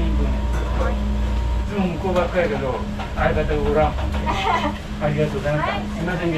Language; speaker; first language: Japanese; native; Japanese